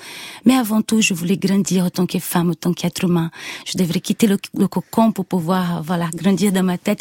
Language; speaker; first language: French; non-native, fluent; Portuguese